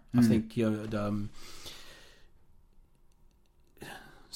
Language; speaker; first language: English; native; English